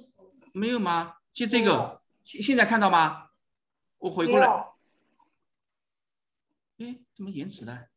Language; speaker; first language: Chinese; native; Chinese